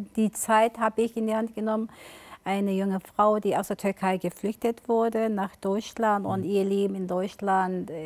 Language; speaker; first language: German; early bilingual, other home language; Turkish